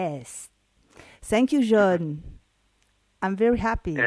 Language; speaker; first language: English; non-native, learner; French